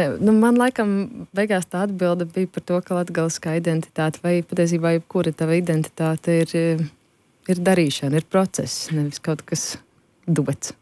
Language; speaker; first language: Latvian; native; Latvian